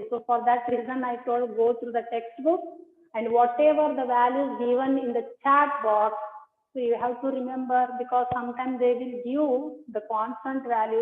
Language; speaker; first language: English; non-native, local second language; Kannada